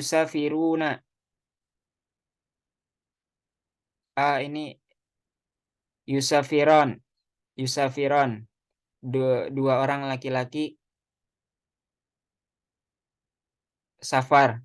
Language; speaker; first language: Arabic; non-native, fluent; Indonesian